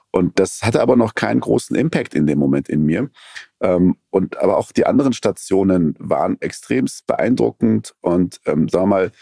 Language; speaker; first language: German; early bilingual, other home language; Persian